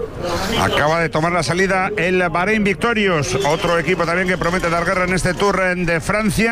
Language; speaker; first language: Spanish; native; Spanish